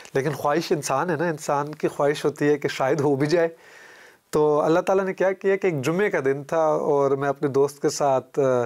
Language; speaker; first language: Urdu; native; Urdu